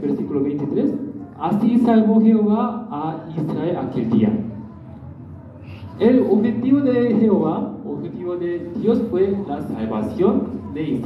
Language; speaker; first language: Spanish; non-native, learner; Korean